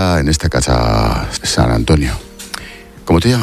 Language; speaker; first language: Spanish; native; Spanish